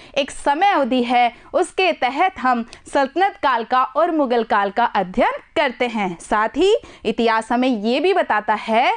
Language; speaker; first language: Hindi; native; Hindi